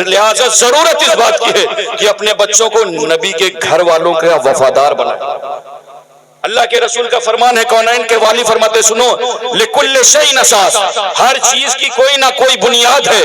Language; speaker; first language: Urdu; native; Urdu